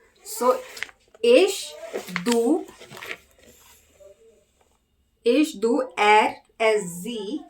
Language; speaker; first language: German; non-native, learner; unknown